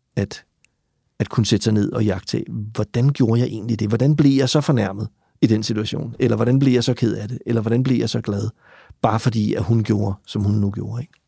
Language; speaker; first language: Danish; native; Danish